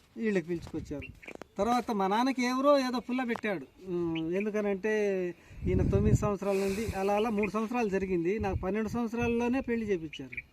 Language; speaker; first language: Telugu; non-native, local second language; Lambadi